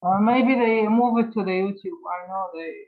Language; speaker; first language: English; non-native, learner; Arabic